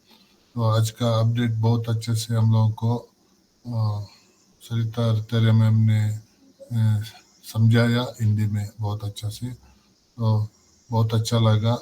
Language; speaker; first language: Hindi; non-native, local second language; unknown